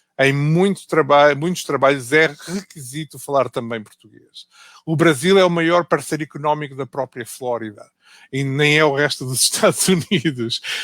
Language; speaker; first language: Portuguese; native; Portuguese